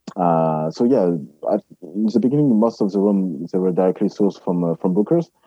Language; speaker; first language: English; non-native, fluent; French